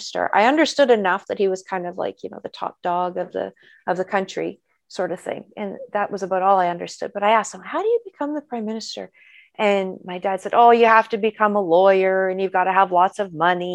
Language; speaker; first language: English; native; English